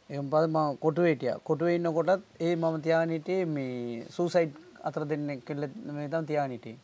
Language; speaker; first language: Sinhala; non-native, local second language; Tamil